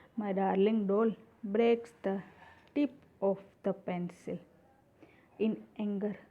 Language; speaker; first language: English; non-native, local second language; Gujarati